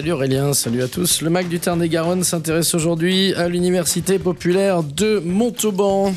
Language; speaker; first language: French; native; French